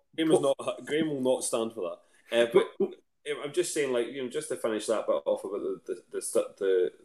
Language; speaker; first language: English; native; English